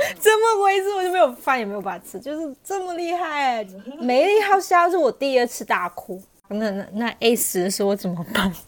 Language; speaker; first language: Chinese; non-native, local second language; Cantonese